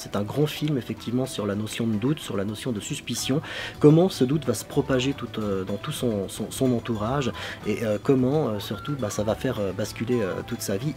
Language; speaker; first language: French; native; French